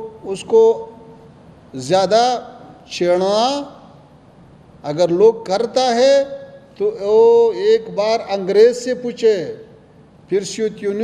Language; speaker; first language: Hindi; non-native, fluent; Pashto